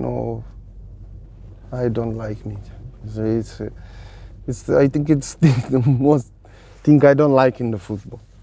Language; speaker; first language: English; non-native, fluent; Portuguese